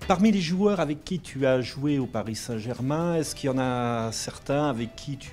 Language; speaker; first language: French; native; French